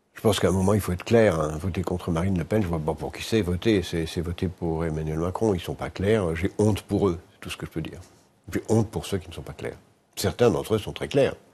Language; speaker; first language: French; native; French